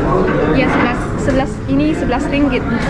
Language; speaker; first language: Indonesian; non-native, learner; English